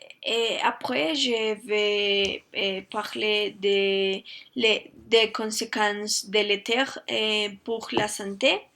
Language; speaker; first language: French; non-native, learner; Spanish